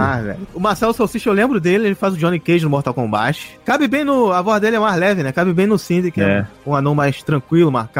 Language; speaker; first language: Portuguese; native; Portuguese